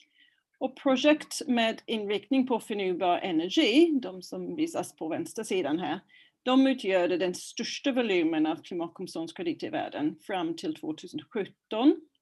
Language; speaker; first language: Swedish; non-native, fluent; English